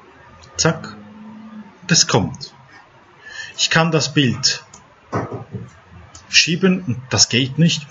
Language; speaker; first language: German; non-native, fluent; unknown